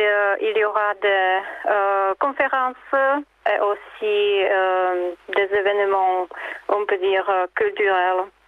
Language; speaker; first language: French; non-native, fluent; Czech